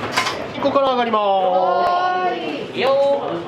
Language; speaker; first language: Japanese; native; Japanese